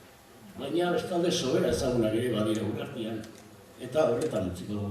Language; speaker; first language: Basque; native; Basque